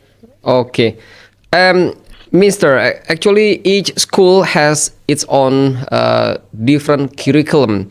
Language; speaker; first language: English; non-native, fluent; Indonesian